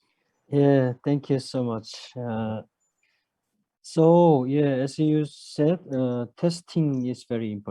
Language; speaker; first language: English; non-native, learner; Korean